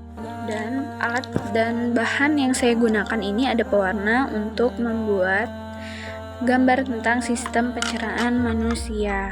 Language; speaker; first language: Indonesian; native; Indonesian